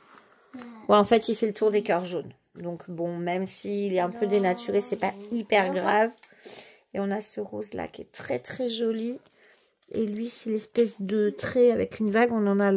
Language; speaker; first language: French; native; French